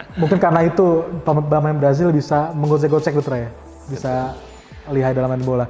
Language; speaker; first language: Indonesian; native; Indonesian